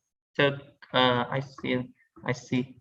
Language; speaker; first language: English; non-native, learner; Vietnamese